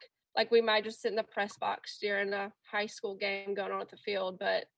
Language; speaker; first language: English; native; English